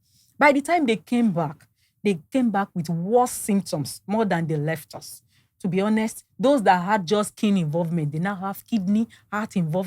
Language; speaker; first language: English; non-native, local second language; Yoruba